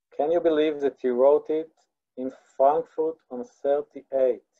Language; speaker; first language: English; non-native, fluent; Hebrew